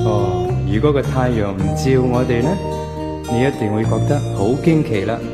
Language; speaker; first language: Cantonese; native; Cantonese